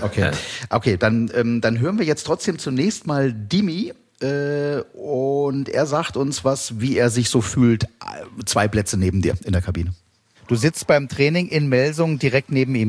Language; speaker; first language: German; native; German